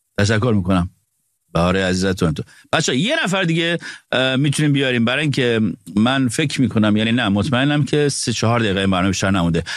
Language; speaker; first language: Persian; native; Persian